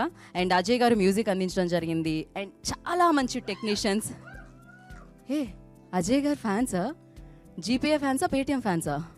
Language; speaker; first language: Telugu; native; Telugu